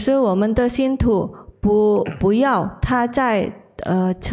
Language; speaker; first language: Chinese; non-native, learner; Indonesian